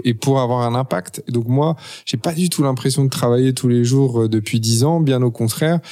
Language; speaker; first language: French; native; French